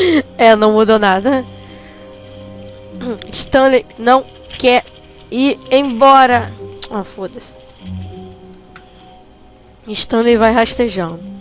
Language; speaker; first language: Portuguese; native; Portuguese